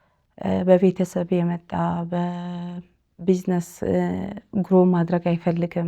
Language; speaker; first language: Amharic; early bilingual, heritage; Amharic